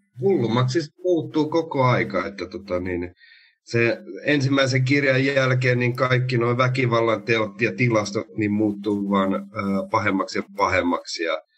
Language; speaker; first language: Finnish; native; Finnish